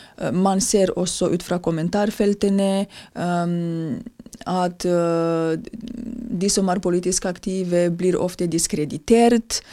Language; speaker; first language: Norwegian; non-native, fluent; Romanian